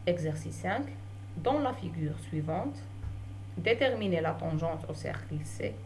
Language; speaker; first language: French; non-native, local second language; Arabic